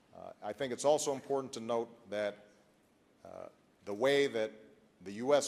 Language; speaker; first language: English; native; English